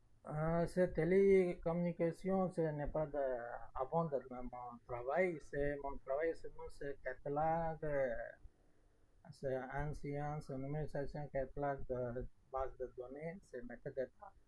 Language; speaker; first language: French; non-native, learner; Tamil